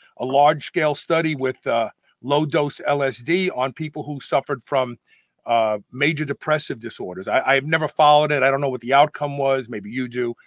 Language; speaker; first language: English; native; English